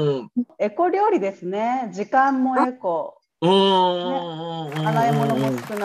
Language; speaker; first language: Japanese; native; Japanese